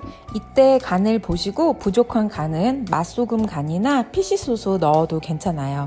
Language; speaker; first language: Korean; native; Korean